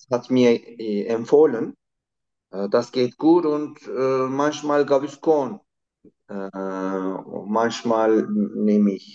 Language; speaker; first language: German; non-native, learner; Turkish